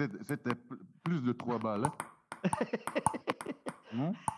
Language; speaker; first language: French; non-native, local second language; Dutch